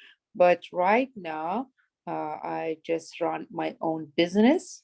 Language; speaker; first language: English; non-native, learner; Persian